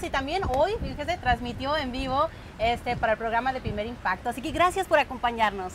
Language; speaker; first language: Spanish; native; Spanish